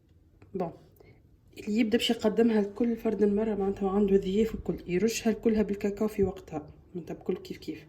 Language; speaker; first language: Arabic; native; Arabic